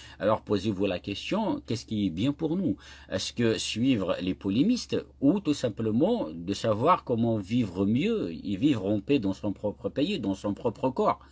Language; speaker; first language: French; non-native, local second language; Kabyle